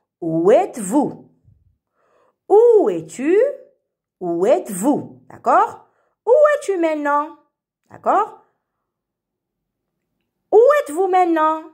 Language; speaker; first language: French; non-native, fluent; Arabic